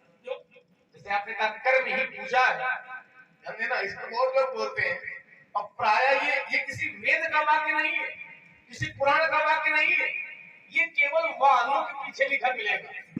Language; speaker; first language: Hindi; native; Hindi